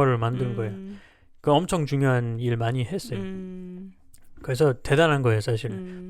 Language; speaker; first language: Korean; non-native, learner; French